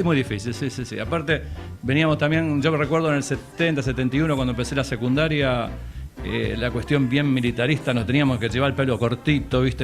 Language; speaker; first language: Spanish; native; Spanish